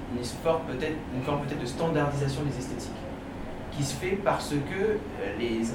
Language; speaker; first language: French; native; French